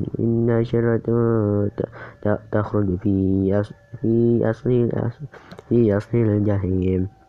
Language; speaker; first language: Arabic; non-native, learner; Indonesian